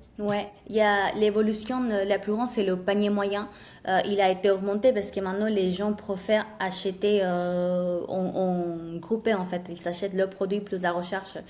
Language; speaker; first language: French; non-native, fluent; Spanish